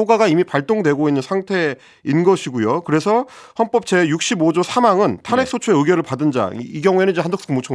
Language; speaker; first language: Korean; native; Korean